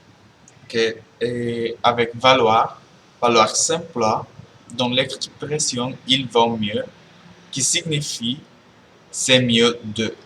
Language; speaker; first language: French; non-native, learner; Spanish